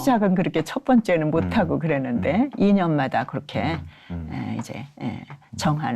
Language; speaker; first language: Korean; native; Korean